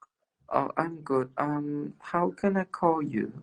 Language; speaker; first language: English; non-native, learner; Cantonese